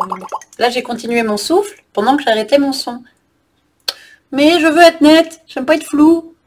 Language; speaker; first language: French; native; French